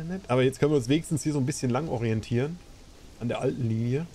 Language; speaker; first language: German; native; German